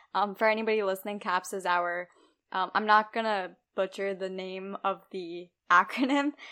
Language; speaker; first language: English; early bilingual, other home language; Urdu